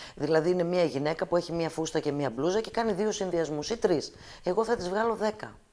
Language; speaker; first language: Greek; early bilingual, heritage; Greek